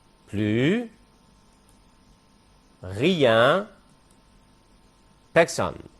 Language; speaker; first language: French; non-native, fluent; Arabic